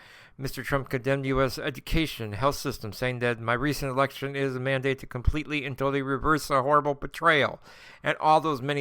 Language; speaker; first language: English; native; English